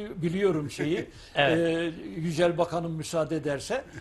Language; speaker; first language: Turkish; native; Turkish